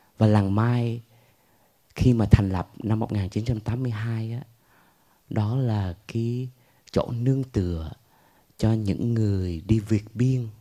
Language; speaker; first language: Vietnamese; early bilingual, heritage; Vietnamese